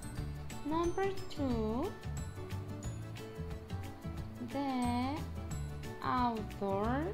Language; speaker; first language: English; non-native, fluent; Spanish